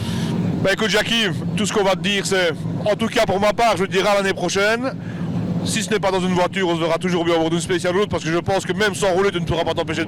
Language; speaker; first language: French; native; French